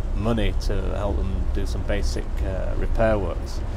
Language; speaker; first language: English; native; English